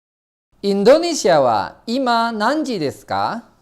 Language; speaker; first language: Japanese; non-native, fluent; Indonesian